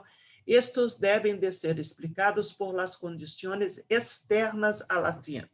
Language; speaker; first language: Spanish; non-native, fluent; Portuguese